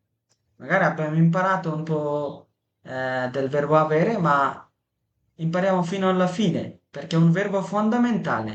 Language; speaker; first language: Italian; non-native, fluent; Bangla